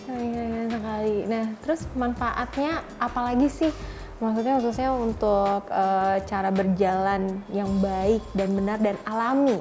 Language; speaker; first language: Indonesian; native; Indonesian